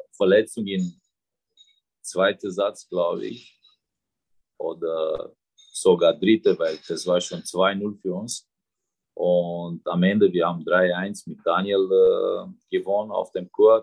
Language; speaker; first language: German; non-native, fluent; Romanian